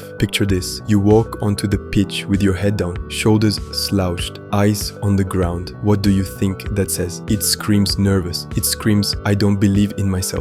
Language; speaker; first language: English; native; English